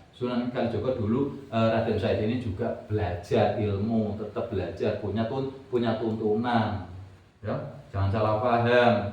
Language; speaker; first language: Indonesian; non-native, local second language; Javanese